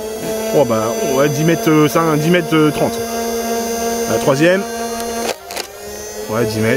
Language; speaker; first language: French; native; French